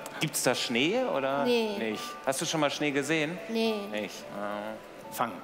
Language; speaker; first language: German; native; German